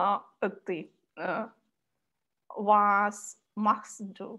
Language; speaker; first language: German; non-native, learner; Russian